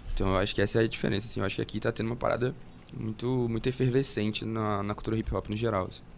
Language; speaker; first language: Portuguese; native; Portuguese